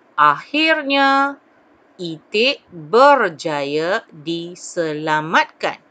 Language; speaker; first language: Malay; non-native, local second language; Chinese